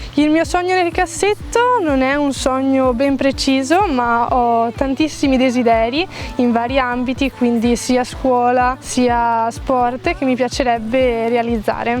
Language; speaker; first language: Italian; native; Italian